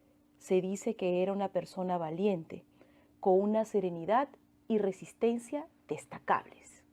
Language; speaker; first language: Spanish; native; Spanish